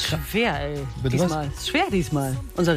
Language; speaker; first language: German; native; German